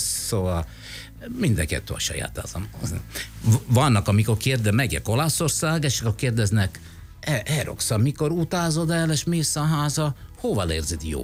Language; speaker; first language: Hungarian; non-native, fluent; Italian